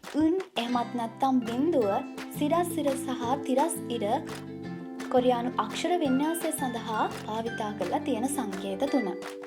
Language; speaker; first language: Sinhala; native; Sinhala